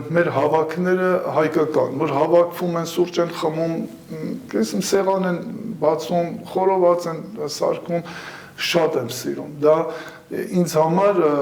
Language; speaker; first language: Armenian; early bilingual, heritage; Armenian